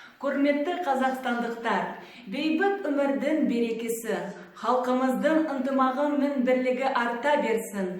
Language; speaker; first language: Kazakh; non-native, local second language; Ingush